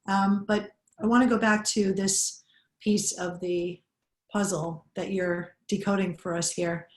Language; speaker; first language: English; native; English